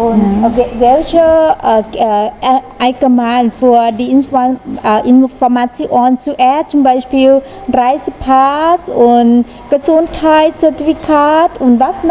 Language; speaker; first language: German; non-native, learner; Thai